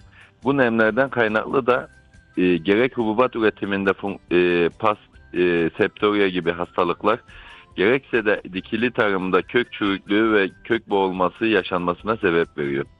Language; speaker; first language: Turkish; native; Turkish